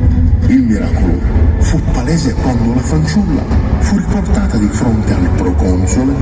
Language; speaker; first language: Italian; native; Italian